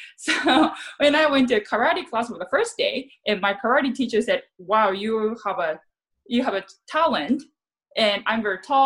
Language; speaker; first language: English; non-native, fluent; Japanese